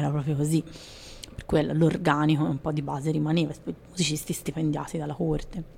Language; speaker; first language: Italian; native; Italian